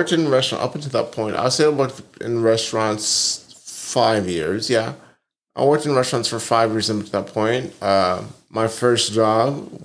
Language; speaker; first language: English; native; English